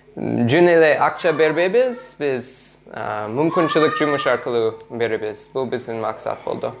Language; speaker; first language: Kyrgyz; non-native, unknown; English